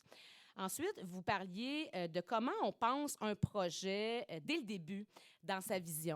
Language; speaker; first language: French; native; French